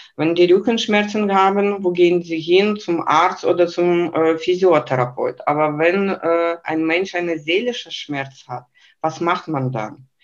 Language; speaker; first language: German; non-native, fluent; Lithuanian